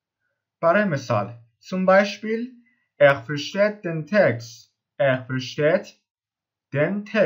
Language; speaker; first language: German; non-native, fluent; Persian